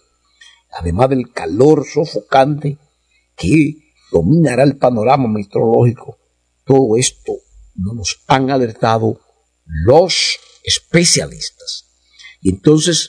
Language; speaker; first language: Spanish; native; Spanish